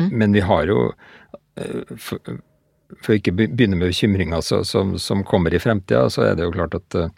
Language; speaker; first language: Norwegian; native; Norwegian